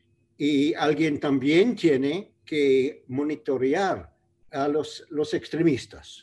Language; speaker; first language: Spanish; non-native, fluent; English